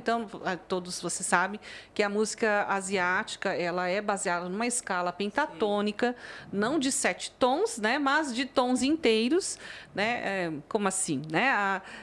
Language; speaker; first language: Portuguese; early bilingual, other home language; Chinese